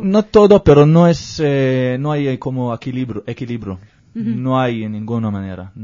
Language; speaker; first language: Spanish; non-native, learner; Hebrew